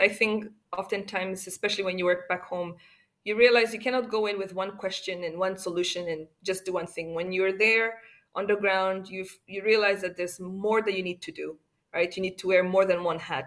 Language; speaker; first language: English; non-native, local second language; Kinyarwanda